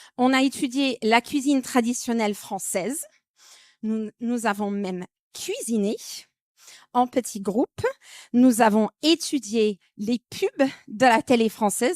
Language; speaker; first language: French; non-native, fluent; English